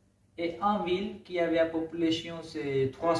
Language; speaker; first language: French; non-native, learner; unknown